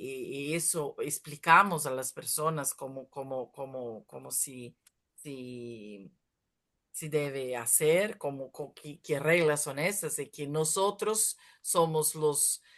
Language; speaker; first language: Spanish; non-native, fluent; Portuguese